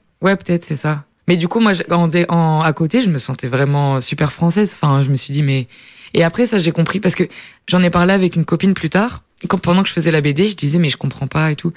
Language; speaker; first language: French; native; French